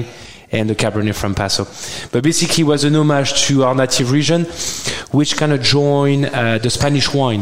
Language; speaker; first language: English; non-native, fluent; French